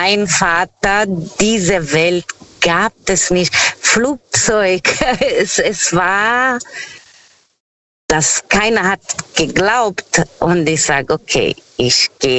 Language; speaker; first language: German; non-native, fluent; Portuguese